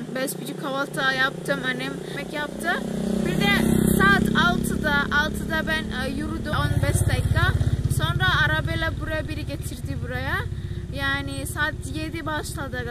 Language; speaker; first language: Turkish; non-native, learner; Javanese